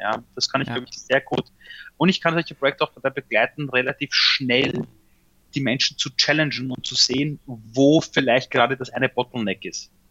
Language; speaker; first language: German; early bilingual, other home language; Persian